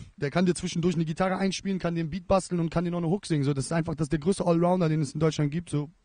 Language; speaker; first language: German; native; German